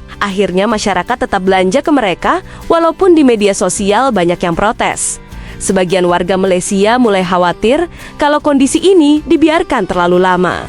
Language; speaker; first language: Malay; non-native, local second language; Indonesian